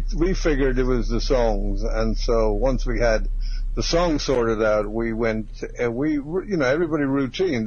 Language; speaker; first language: English; native; English